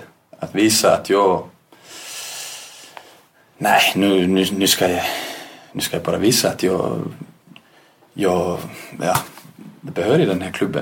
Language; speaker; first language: Swedish; non-native, fluent; Icelandic